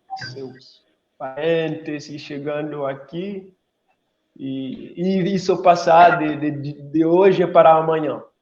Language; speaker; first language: Portuguese; non-native, local second language; Haitian Creole